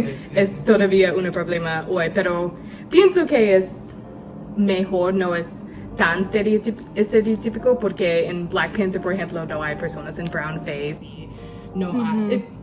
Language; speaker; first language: Spanish; non-native, learner; English